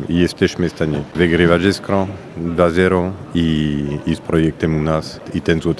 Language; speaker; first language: Polish; non-native, fluent; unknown